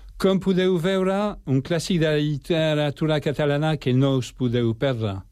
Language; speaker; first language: Catalan; non-native, learner; French